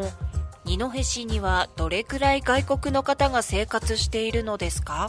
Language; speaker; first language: Japanese; native; Japanese